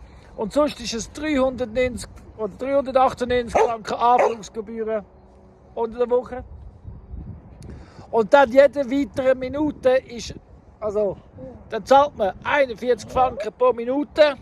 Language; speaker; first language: German; non-native, fluent; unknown